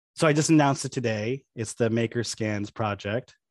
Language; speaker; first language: English; native; English